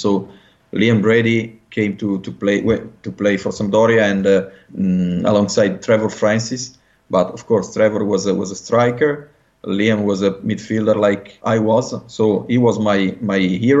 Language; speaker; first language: English; non-native, fluent; Italian